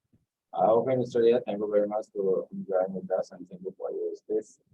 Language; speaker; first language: English; non-native, fluent; Bangla